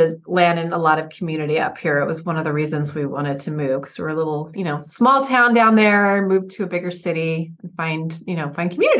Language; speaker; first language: English; native; English